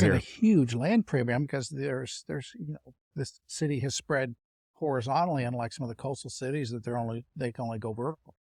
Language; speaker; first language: English; native; English